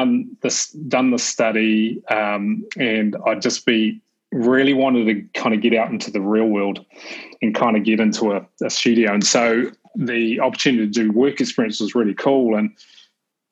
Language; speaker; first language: English; native; English